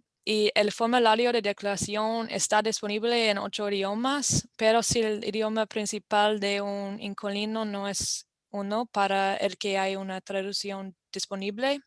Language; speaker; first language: Spanish; non-native, fluent; English